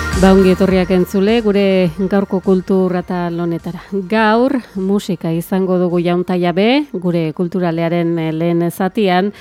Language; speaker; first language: Basque; native; Basque